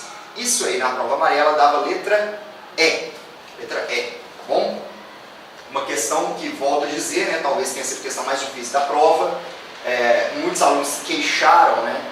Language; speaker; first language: Portuguese; native; Portuguese